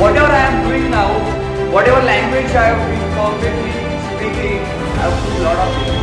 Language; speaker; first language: English; non-native, local second language; Marathi